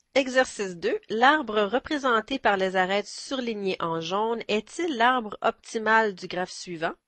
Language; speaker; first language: French; native; French